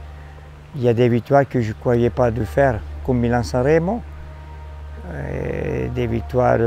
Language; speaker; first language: French; non-native, fluent; Italian